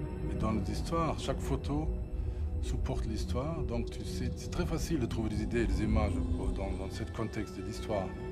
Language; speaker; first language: French; non-native, fluent; German